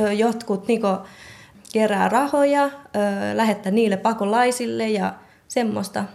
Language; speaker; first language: Finnish; early bilingual, other home language; Karen languages